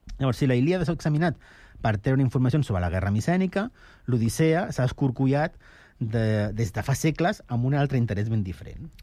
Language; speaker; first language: Catalan; native; Catalan